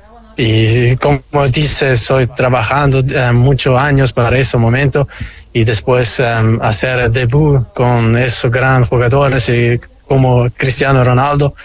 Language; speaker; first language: Spanish; early bilingual, heritage; Spanish